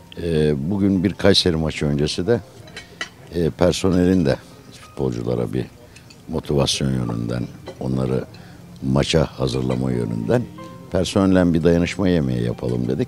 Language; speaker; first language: Turkish; native; Turkish